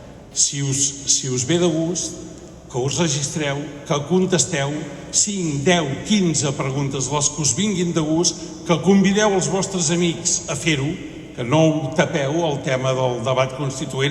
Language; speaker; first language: Catalan; native; Catalan